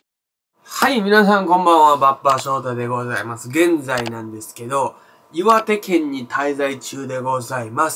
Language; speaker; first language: Japanese; native; Japanese